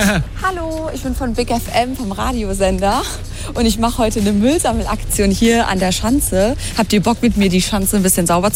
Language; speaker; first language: German; native; German